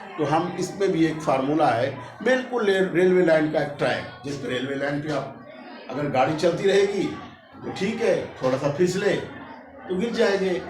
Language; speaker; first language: Urdu; non-native, local second language; Saraiki